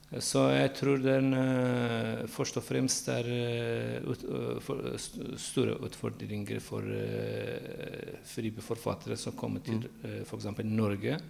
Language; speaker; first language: Norwegian; non-native, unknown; Central Kurdish